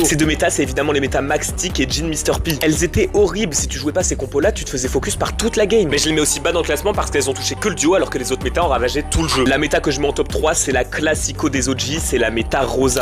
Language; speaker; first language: French; native; French